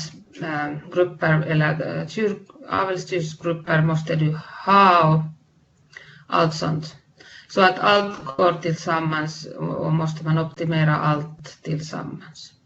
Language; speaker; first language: Swedish; non-native, fluent; Finnish